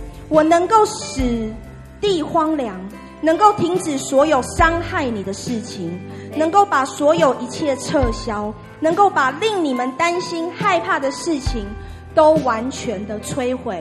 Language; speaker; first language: Chinese; native; Chinese